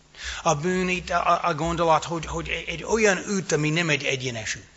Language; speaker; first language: Hungarian; non-native, fluent; English